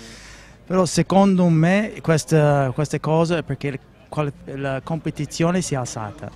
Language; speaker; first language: Italian; non-native, fluent; English